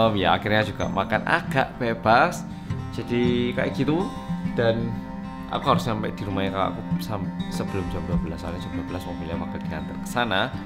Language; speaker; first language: Indonesian; early bilingual, other home language; Korean